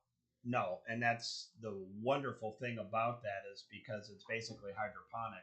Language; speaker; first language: English; native; English